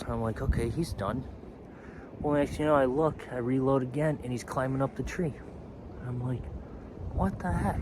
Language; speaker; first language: English; native; English